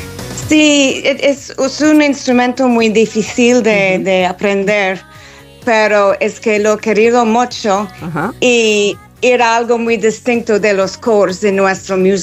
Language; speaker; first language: Spanish; non-native, fluent; English